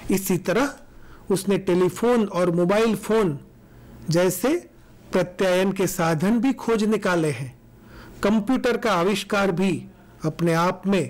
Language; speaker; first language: Hindi; non-native, local second language; Gujarati